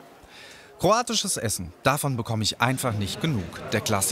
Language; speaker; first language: German; native; German